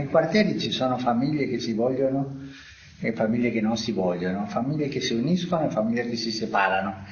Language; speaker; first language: Italian; non-native, fluent; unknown